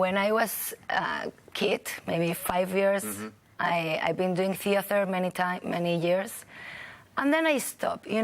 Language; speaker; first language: English; non-native, learner; Catalan